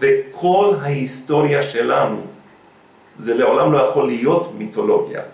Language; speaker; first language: Hebrew; non-native, fluent; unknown